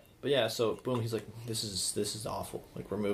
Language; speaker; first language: English; native; English